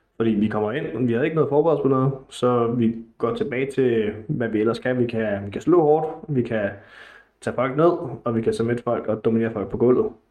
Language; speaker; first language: Danish; native; Danish